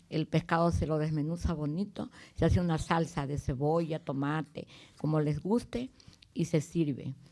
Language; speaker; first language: Spanish; native; Spanish